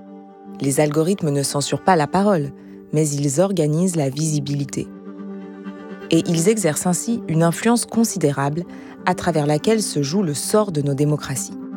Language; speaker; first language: French; native; French